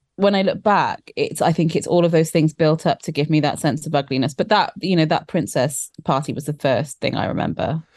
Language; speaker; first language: English; native; English